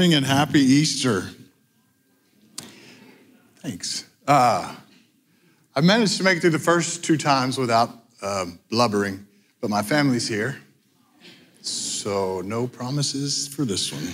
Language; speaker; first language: English; native; English